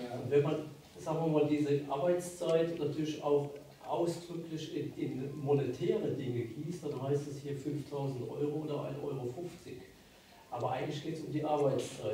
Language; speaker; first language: German; native; German